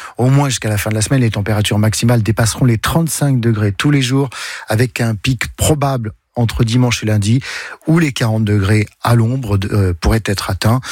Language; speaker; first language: French; native; French